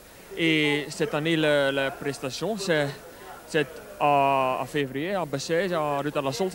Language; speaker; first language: French; non-native, learner; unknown